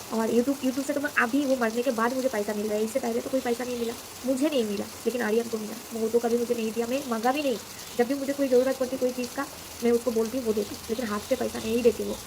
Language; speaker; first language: Hindi; non-native, local second language; Bangla